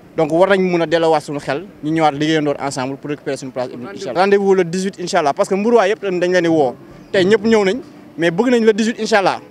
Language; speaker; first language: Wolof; native; Wolof